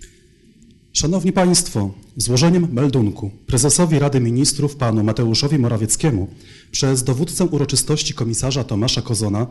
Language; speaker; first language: Polish; native; Polish